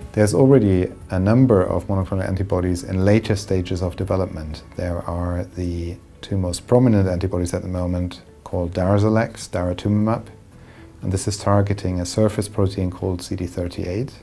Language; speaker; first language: English; non-native, fluent; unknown